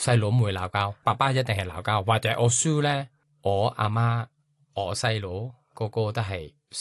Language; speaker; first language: Cantonese; non-native, learner; Thai